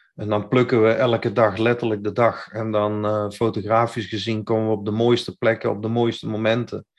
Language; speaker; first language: Dutch; native; Dutch